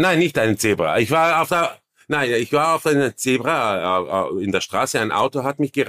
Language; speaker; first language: German; non-native, fluent; Croatian